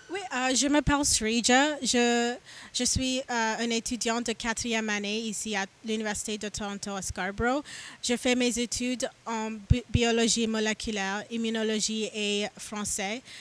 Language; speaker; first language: French; non-native, learner; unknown